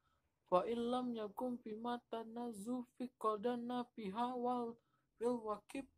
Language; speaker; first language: Arabic; non-native, learner; Indonesian